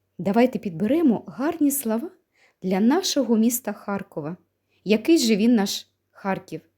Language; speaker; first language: Ukrainian; native; Ukrainian